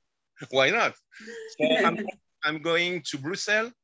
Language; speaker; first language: English; non-native, learner; French